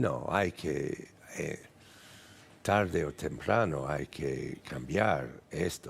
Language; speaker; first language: Spanish; non-native, fluent; English